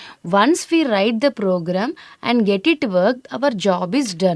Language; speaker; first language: English; non-native, local second language; Telugu